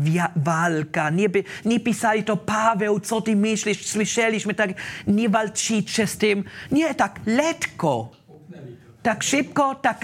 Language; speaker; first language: Polish; non-native, learner; German